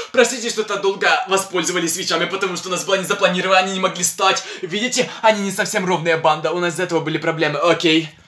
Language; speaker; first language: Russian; non-native, local second language; Ukrainian